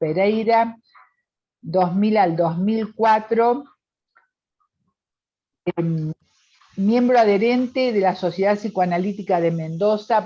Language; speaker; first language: Spanish; native; Spanish